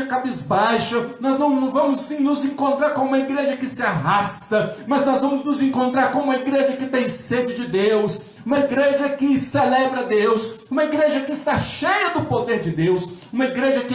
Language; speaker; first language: Portuguese; native; Portuguese